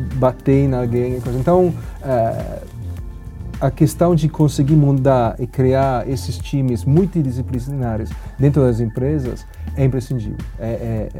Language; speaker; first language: Portuguese; non-native, fluent; Italian